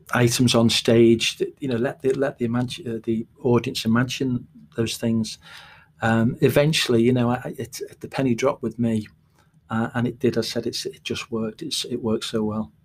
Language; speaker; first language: English; native; English